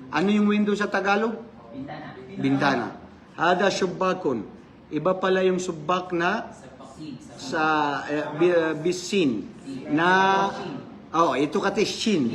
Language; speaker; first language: Filipino; non-native, local second language; Maranao